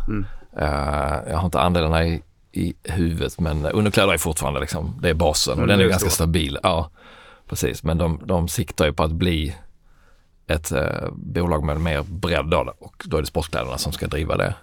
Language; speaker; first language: Swedish; native; Swedish